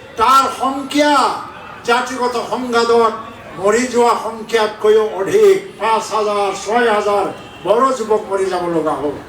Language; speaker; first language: Assamese; non-native, local second language; Bodo